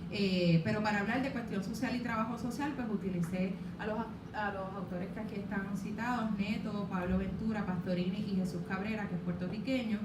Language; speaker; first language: Spanish; native; Spanish